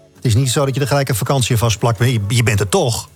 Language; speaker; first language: Dutch; native; Dutch